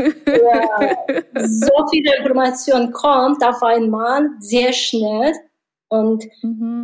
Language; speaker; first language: German; non-native, learner; Mongolian